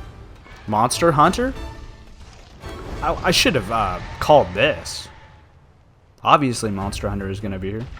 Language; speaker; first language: English; native; English